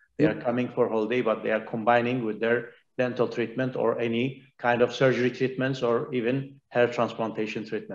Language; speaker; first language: English; non-native, fluent; Turkish